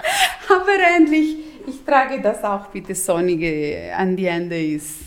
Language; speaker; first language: German; non-native, local second language; Italian